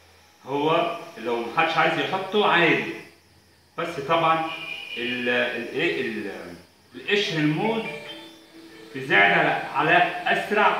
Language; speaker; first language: Arabic; native; Arabic